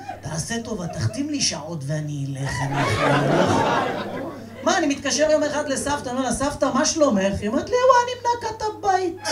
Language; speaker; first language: Hebrew; native; Hebrew